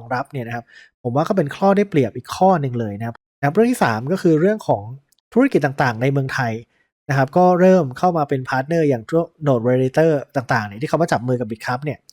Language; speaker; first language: Thai; native; Thai